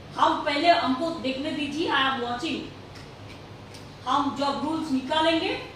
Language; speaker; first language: Hindi; non-native, local second language; Bangla